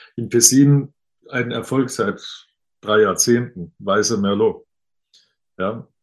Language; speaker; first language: German; native; German